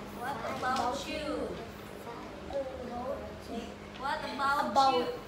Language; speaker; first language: English; non-native, learner; Indonesian